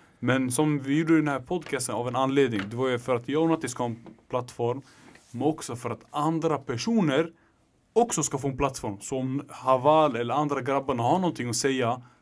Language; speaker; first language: Swedish; native; Swedish